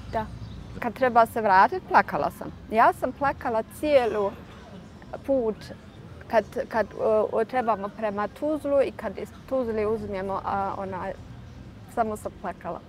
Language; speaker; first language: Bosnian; early bilingual, heritage; Bosnian